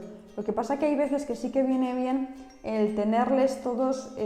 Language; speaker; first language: Spanish; native; Spanish